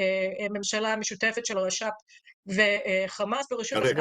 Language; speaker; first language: Hebrew; native; Hebrew